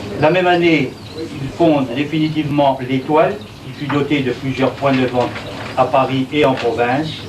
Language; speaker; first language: French; native; French